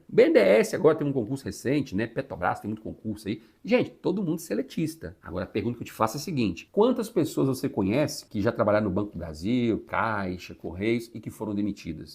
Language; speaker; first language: Portuguese; native; Portuguese